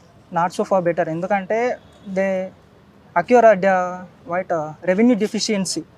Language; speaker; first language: English; non-native, local second language; Telugu